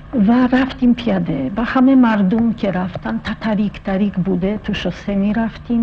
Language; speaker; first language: Persian; non-native, fluent; Polish